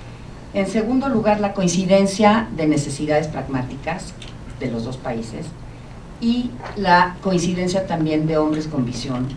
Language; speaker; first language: Spanish; native; Spanish